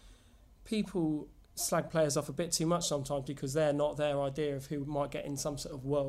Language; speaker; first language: English; native; English